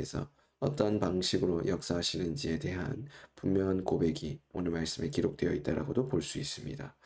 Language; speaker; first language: Korean; native; Korean